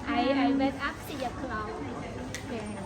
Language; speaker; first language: English; non-native, learner; Khmer